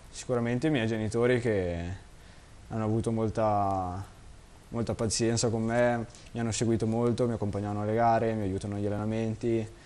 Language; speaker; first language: Italian; native; Italian